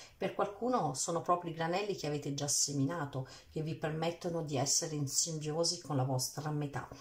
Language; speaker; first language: Italian; early bilingual, heritage; Italian